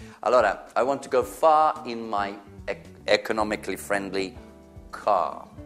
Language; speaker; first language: English; native; English